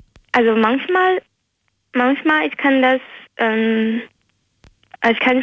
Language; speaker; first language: German; non-native, fluent; Chinese